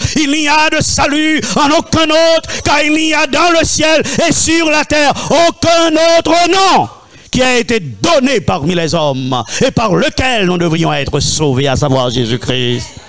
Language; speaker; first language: French; non-native, local second language; Haitian Creole